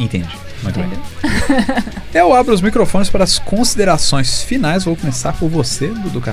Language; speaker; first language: Portuguese; native; Portuguese